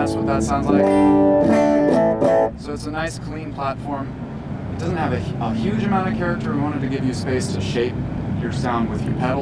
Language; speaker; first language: English; native; English